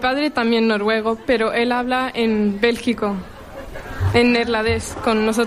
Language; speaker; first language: Spanish; early bilingual, other home language; Norwegian